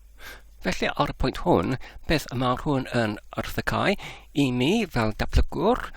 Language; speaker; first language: Welsh; non-native, learner; English